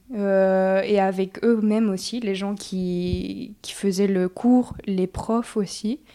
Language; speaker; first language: French; early bilingual, other home language; Spanish